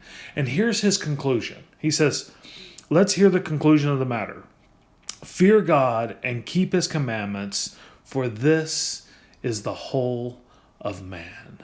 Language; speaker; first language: English; native; English